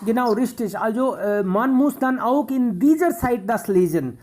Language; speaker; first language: German; non-native, fluent; Hindi